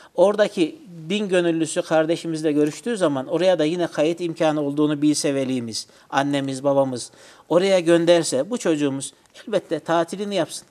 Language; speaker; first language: Turkish; native; Turkish